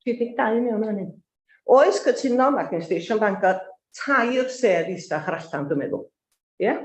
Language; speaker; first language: Welsh; native; Welsh